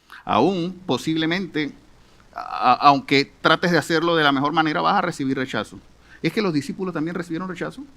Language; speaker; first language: Spanish; native; Spanish